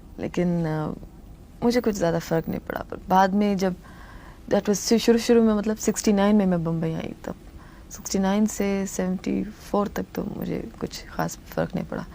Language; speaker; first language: Hindi; non-native, local second language; Tamil